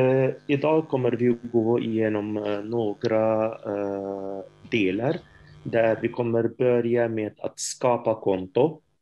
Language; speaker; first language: Swedish; non-native, fluent; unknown